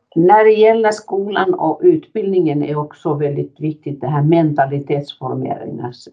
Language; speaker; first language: Swedish; non-native, fluent; Finnish